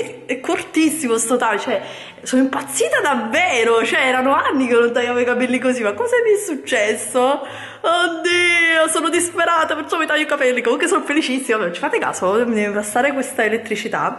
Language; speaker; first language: Italian; native; Italian